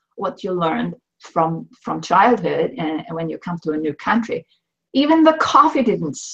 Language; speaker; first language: English; non-native, fluent; Swedish